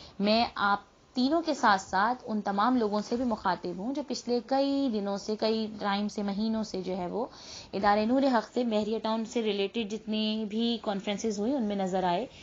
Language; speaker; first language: Urdu; native; Urdu